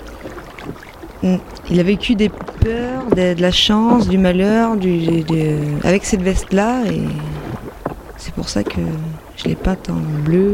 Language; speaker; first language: French; native; French